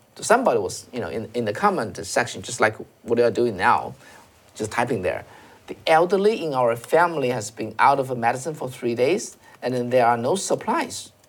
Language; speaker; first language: English; non-native, fluent; Chinese